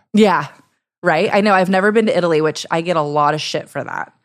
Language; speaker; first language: English; early bilingual, other home language; Italian